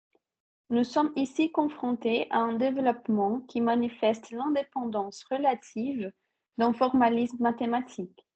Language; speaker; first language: French; non-native, fluent; Portuguese